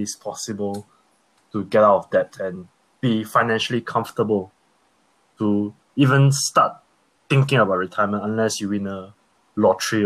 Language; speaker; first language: English; early bilingual, other home language; Korean